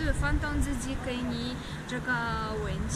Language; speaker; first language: Chinese; non-native, fluent; Russian